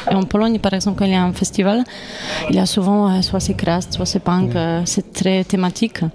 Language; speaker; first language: French; non-native, fluent; Polish